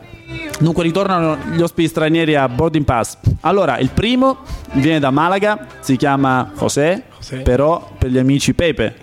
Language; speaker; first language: Italian; native; Italian